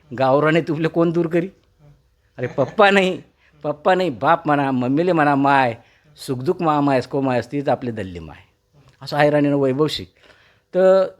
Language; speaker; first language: Marathi; native; Marathi